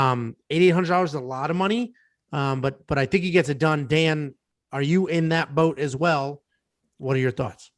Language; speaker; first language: English; native; English